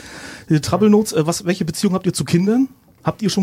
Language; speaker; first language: German; native; German